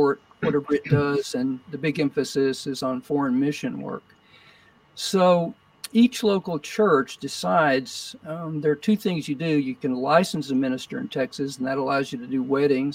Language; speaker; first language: English; native; English